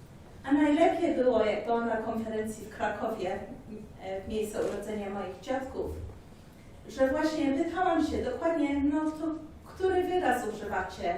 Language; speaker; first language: Polish; early bilingual, heritage; Polish